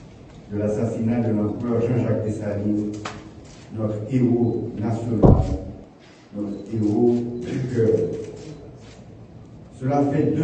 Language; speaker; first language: French; non-native, local second language; Haitian Creole